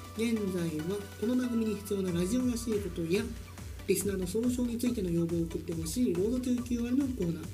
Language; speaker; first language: Japanese; native; Japanese